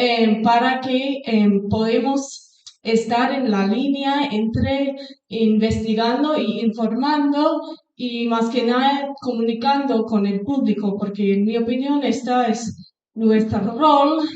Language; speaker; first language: Spanish; non-native, fluent; English